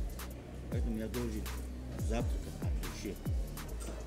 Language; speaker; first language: Russian; non-native, local second language; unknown